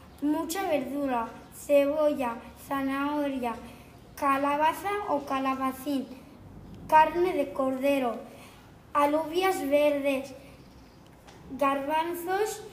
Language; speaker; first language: Spanish; non-native, learner; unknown